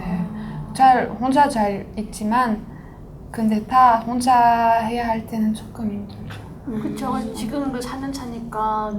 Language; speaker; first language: Korean; non-native, fluent; French